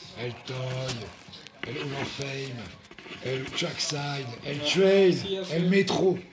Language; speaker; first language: Spanish; non-native, learner; French